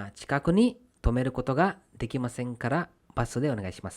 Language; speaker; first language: Japanese; non-native, fluent; Kannada